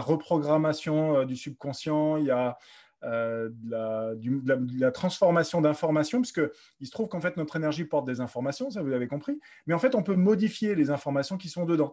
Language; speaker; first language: French; native; French